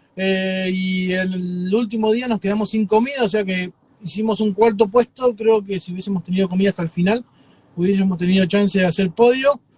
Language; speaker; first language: Spanish; native; Spanish